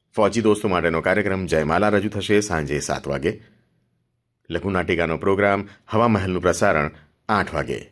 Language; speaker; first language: Gujarati; native; Gujarati